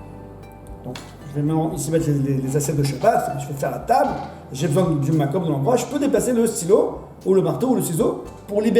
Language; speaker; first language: French; native; French